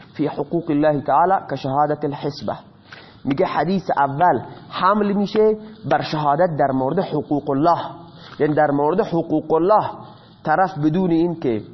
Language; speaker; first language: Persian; non-native, local second language; Baluchi